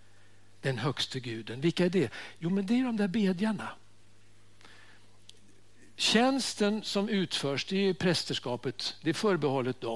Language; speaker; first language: Swedish; native; Swedish